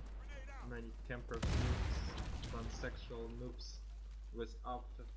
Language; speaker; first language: English; non-native, learner; Russian